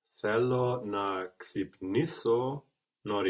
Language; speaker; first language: Greek; non-native, learner; English